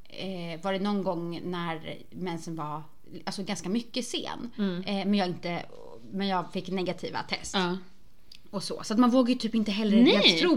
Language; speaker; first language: Swedish; native; Swedish